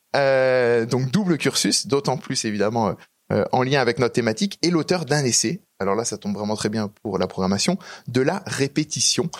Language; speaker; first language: French; native; French